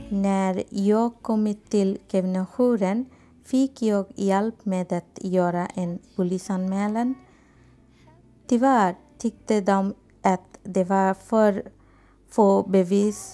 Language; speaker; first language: Swedish; non-native, fluent; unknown